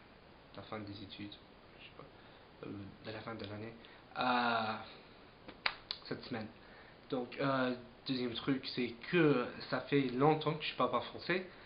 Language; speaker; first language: French; non-native, fluent; English